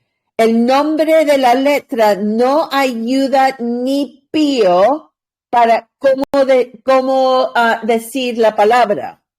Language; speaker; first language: Spanish; non-native, learner; English